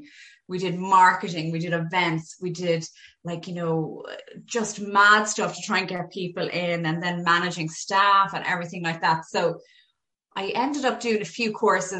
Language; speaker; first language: English; native; English